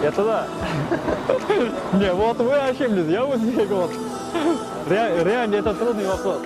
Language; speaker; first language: Russian; non-native, fluent; Uzbek